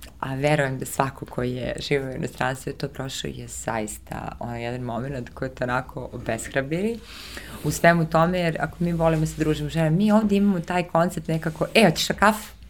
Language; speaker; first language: Serbian; early bilingual, heritage; Serbian